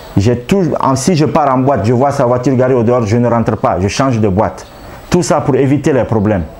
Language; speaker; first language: French; non-native, local second language; Arabic